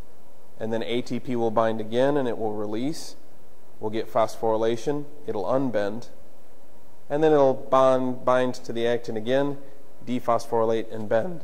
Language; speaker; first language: English; native; English